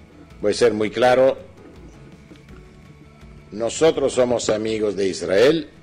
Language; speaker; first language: Spanish; non-native, fluent; Italian